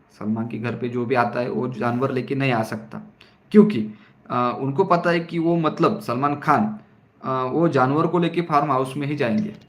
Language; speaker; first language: Hindi; non-native, local second language; Marathi